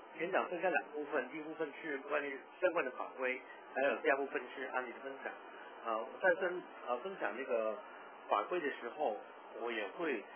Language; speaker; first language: Chinese; non-native, local second language; Cantonese